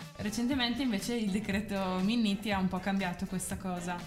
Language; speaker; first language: Italian; early bilingual, other home language; Arabic